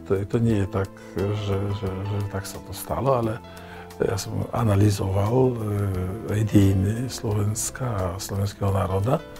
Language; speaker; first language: Slovak; non-native, learner; Polish